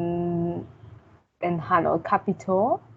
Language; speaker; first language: English; non-native, learner; Vietnamese